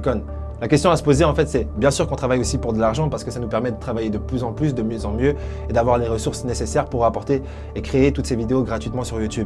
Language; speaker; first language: French; native; French